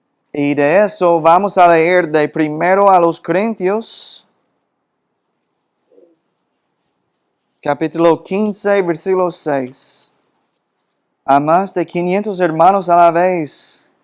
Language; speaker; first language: Spanish; non-native, fluent; English